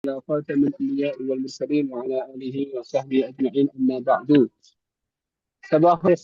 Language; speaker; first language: Arabic; non-native, fluent; Indonesian